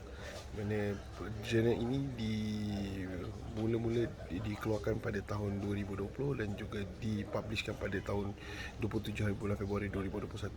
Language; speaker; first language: Malay; native; Malay